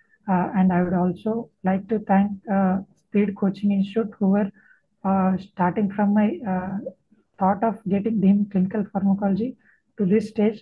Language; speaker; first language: English; non-native, local second language; Telugu